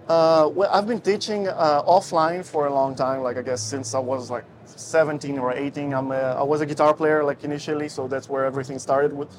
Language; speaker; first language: English; non-native, fluent; Russian